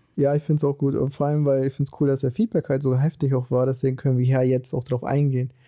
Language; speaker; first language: German; early bilingual, other home language; Portuguese